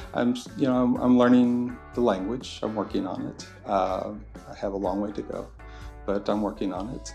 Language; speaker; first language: English; native; English